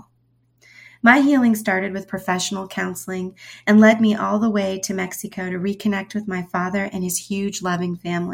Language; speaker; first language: English; early bilingual, other home language; Spanish